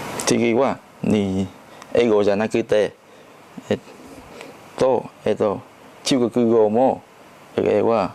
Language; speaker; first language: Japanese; non-native, learner; Chinese